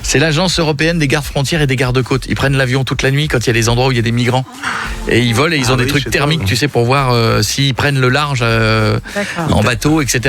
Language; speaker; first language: French; native; French